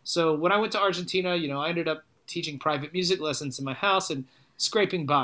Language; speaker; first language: English; native; English